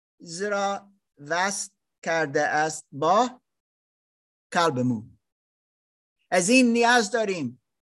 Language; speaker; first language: Persian; non-native, learner; German